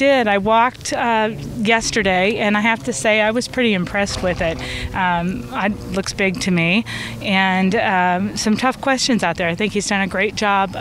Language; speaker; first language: English; native; English